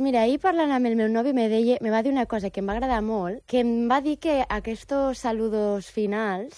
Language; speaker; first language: Catalan; native; Catalan